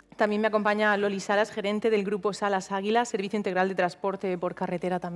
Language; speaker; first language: Spanish; native; Spanish